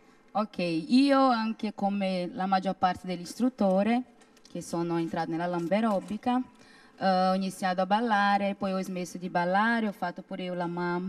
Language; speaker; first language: Italian; non-native, fluent; Portuguese